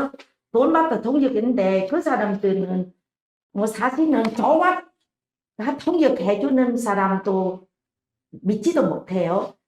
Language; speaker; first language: Korean; non-native, learner; Vietnamese